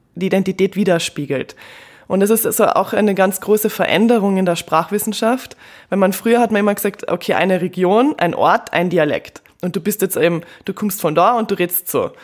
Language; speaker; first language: German; native; German